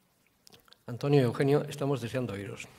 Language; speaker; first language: Spanish; native; Spanish